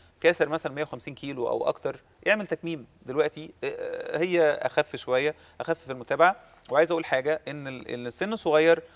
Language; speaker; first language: Arabic; native; Arabic